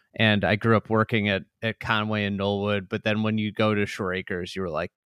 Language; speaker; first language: English; native; English